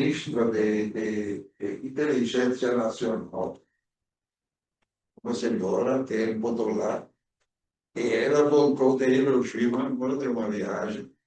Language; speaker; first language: Portuguese; early bilingual, other home language; German